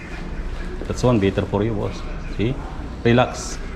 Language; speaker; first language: English; non-native, learner; Filipino